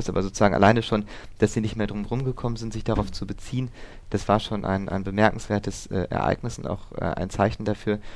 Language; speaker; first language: German; native; German